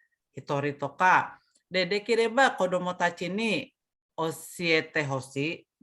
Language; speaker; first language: Japanese; non-native, learner; Indonesian